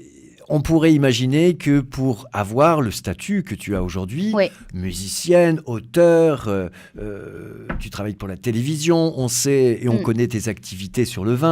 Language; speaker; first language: French; native; French